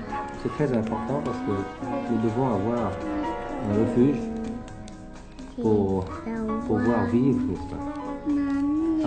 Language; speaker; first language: French; early bilingual, other home language; Thai